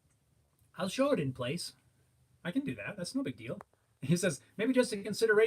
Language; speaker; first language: English; native; English